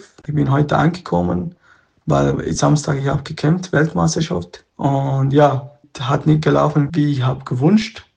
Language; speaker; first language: German; non-native, learner; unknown